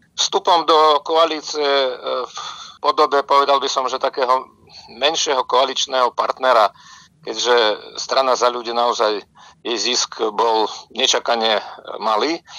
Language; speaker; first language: Slovak; non-native, fluent; Russian